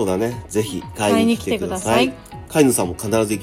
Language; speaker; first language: Japanese; native; Japanese